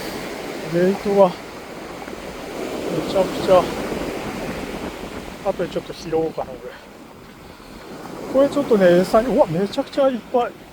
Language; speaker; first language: Japanese; native; Japanese